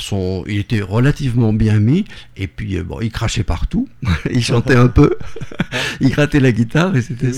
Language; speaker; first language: French; native; French